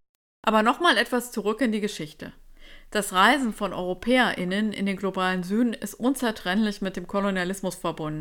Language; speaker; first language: German; native; German